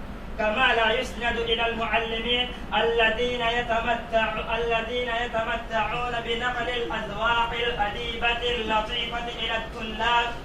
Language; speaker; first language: Arabic; non-native, learner; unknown